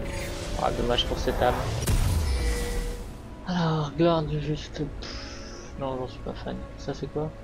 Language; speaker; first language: French; native; French